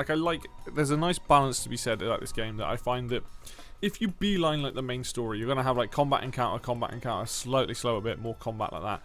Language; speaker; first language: English; native; English